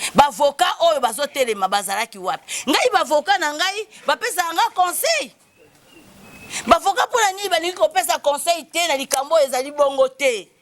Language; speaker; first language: Lingala; non-native, local second language; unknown